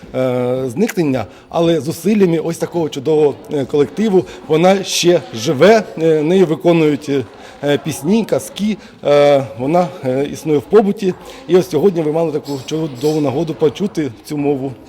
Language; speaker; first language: Ukrainian; native; Ukrainian